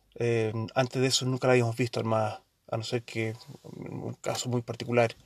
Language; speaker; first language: Spanish; early bilingual, heritage; Spanish